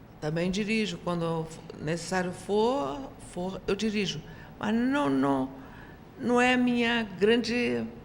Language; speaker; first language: Portuguese; native; Portuguese